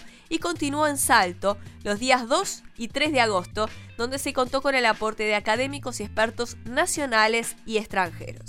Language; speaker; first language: Spanish; native; Spanish